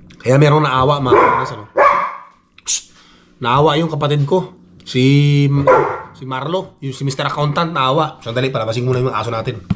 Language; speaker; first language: Filipino; non-native, local second language; Iloko